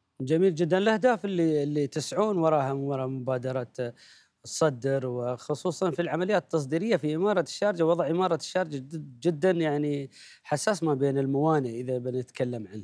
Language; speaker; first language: Arabic; native; Arabic